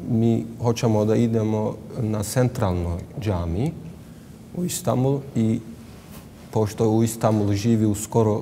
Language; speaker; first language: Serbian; non-native, learner; Turkish